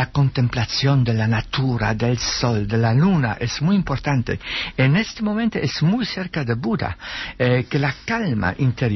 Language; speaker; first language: Spanish; non-native, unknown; Dutch